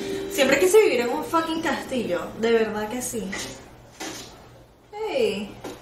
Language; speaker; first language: Spanish; native; Spanish